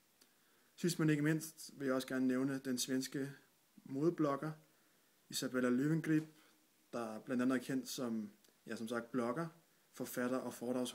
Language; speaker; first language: Danish; native; Danish